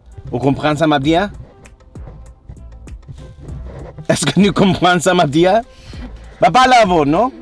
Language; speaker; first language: Haitian Creole; non-native, learner; English